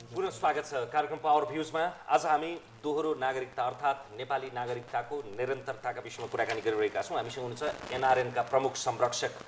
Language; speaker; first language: Nepali; native; Nepali